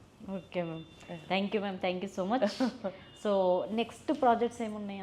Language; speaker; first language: Telugu; native; Telugu